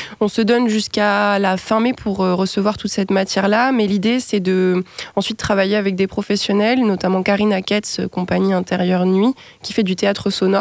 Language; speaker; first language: French; native; French